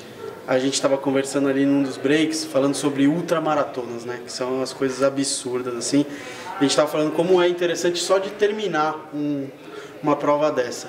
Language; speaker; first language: Portuguese; native; Portuguese